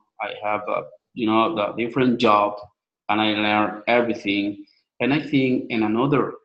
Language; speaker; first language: English; non-native, learner; Spanish